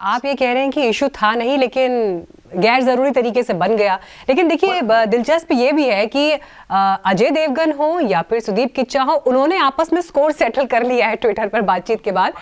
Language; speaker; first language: Hindi; native; Hindi